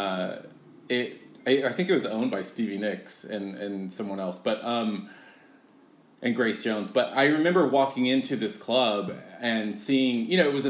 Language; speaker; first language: English; native; English